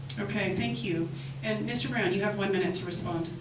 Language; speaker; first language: English; native; English